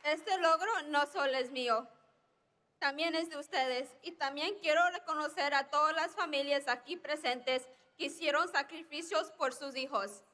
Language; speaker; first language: Spanish; early bilingual, heritage; Spanish